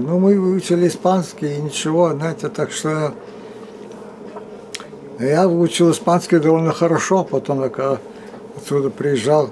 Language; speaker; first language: Russian; early bilingual, heritage; Russian